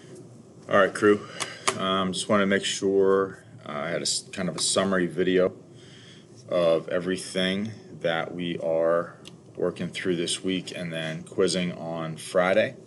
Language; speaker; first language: English; native; English